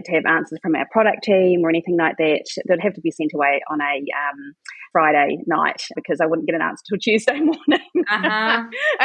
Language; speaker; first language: English; native; English